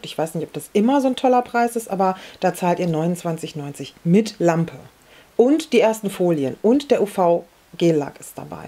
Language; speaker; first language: German; native; German